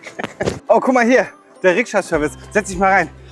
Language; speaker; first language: German; native; German